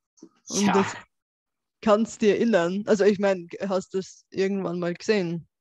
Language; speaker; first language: German; non-native, fluent; Bulgarian